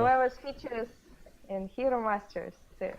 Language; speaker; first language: Spanish; non-native, learner; Russian